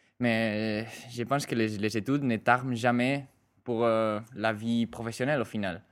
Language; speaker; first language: French; non-native, fluent; Spanish